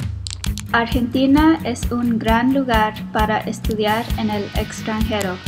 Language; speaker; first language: Spanish; non-native, learner; English